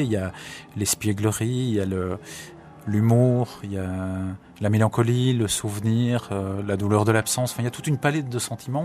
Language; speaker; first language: French; native; French